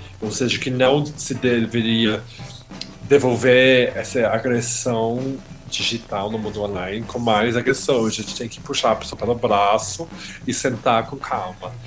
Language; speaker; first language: Portuguese; non-native, fluent; English